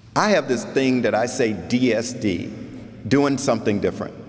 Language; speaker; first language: English; native; English